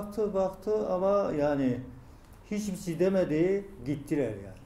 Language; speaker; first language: Turkish; non-native, learner; Japanese